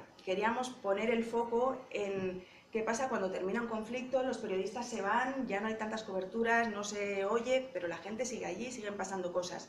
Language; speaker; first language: Spanish; native; Spanish